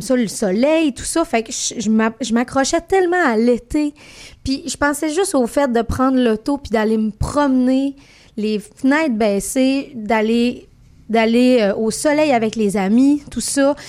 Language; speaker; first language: French; native; French